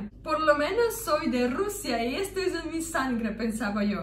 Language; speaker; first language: Spanish; non-native, fluent; Russian